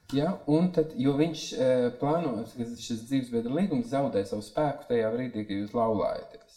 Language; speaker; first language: Latvian; native; Latvian